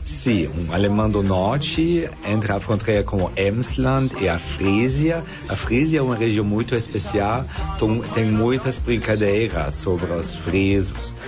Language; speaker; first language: Portuguese; non-native, fluent; German